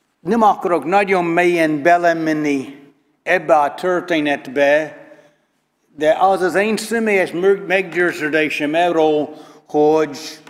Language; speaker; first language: Hungarian; non-native, learner; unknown